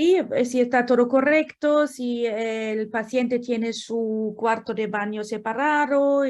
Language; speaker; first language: Spanish; non-native, fluent; German